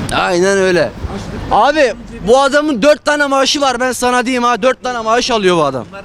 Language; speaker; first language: Turkish; native; Turkish